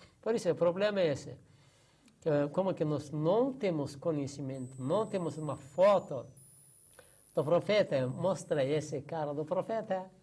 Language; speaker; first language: Portuguese; non-native, learner; Persian